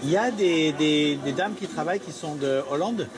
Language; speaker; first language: French; native; French